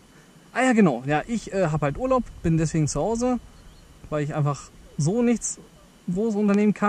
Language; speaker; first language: German; native; German